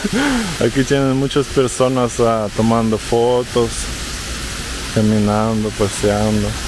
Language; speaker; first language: Portuguese; non-native, learner; Russian